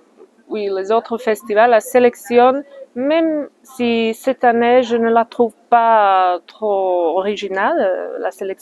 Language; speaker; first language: French; non-native, fluent; Slovak